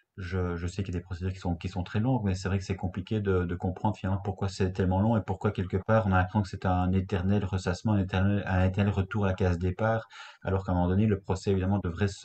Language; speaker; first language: French; native; French